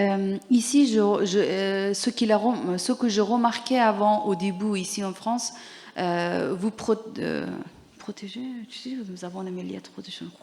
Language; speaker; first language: French; non-native, learner; Persian